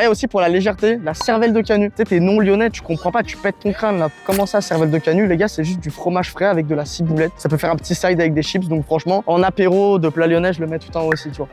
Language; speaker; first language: French; native; French